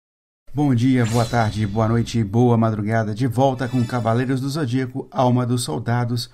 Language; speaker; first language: Portuguese; native; Portuguese